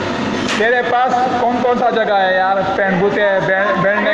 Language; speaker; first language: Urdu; non-native, local second language; Pashto